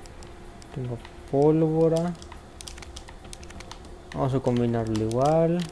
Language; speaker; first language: Spanish; native; Spanish